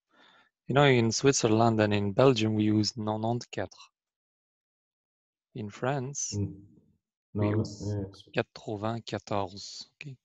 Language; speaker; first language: English; non-native, learner; Arabic